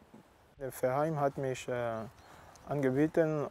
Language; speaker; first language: German; non-native, learner; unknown